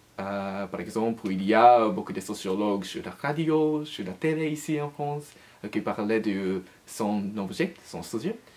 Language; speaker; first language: French; non-native, learner; Japanese